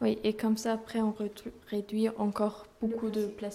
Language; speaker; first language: French; non-native, fluent; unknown